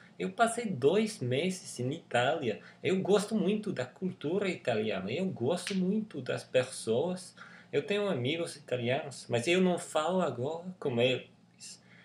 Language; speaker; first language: Portuguese; non-native, learner; English